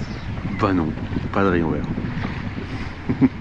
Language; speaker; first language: French; native; French